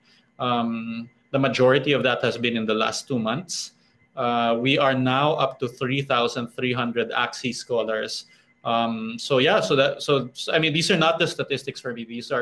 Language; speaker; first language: English; non-native, local second language; Filipino